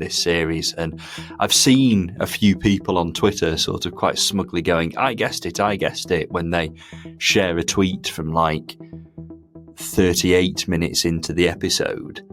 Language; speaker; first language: English; native; English